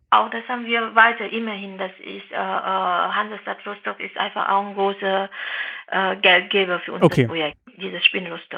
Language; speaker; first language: German; non-native, fluent; Vietnamese